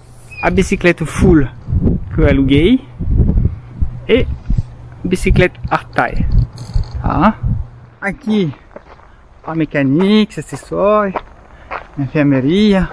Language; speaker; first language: Portuguese; non-native, learner; French